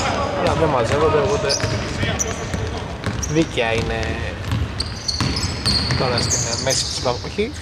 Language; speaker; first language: Greek; native; Greek